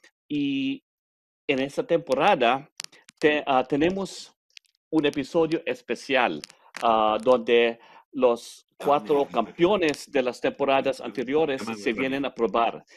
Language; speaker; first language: Spanish; non-native, learner; English